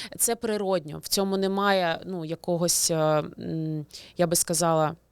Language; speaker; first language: Ukrainian; native; Ukrainian